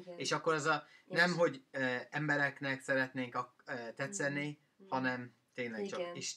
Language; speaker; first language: Hungarian; non-native, learner; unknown